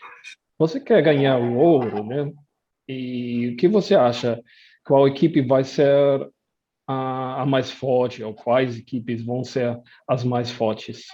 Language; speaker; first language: Portuguese; non-native, fluent; German